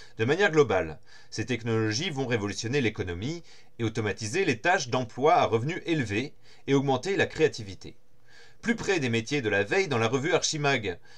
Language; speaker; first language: French; native; French